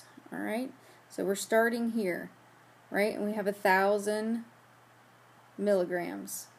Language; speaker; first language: English; native; English